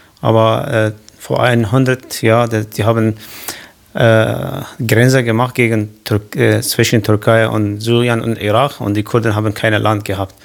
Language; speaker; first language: German; non-native, learner; Kurdish